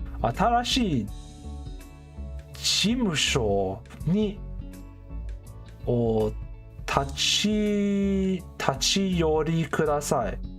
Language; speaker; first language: Japanese; non-native, learner; English